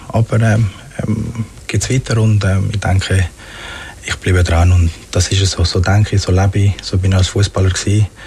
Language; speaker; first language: German; non-native, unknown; Spanish